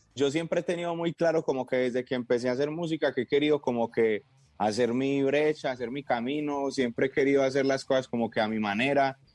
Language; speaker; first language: Spanish; native; Spanish